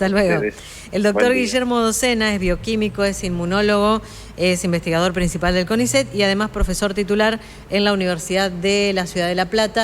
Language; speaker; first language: Spanish; native; Spanish